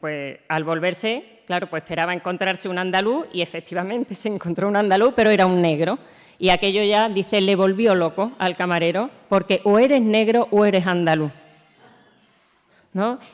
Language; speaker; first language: Spanish; native; Spanish